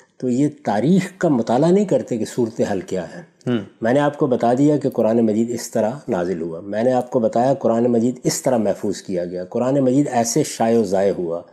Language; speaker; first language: Urdu; non-native, local second language; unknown